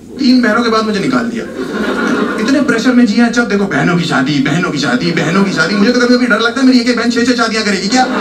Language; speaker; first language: Hindi; native; Hindi